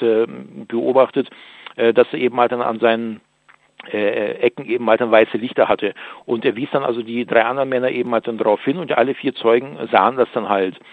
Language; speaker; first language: German; native; German